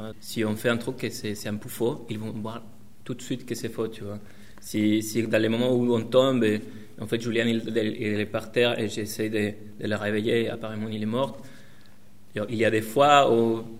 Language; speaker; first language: French; non-native, learner; Spanish